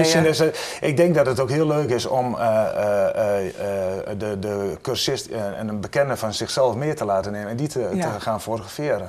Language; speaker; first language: Dutch; native; Dutch